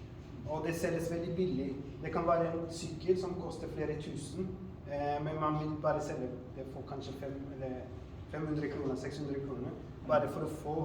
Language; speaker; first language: Norwegian; non-native, fluent; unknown